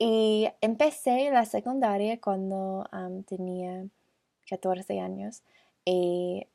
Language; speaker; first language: Spanish; non-native, learner; English